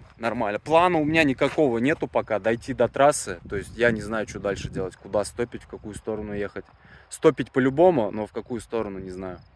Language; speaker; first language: Russian; native; Russian